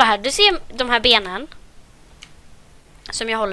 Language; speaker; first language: Swedish; native; Swedish